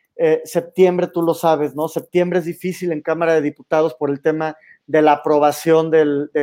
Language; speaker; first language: Spanish; native; Spanish